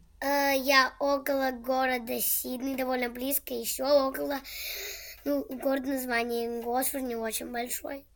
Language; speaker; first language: Russian; early bilingual, heritage; Russian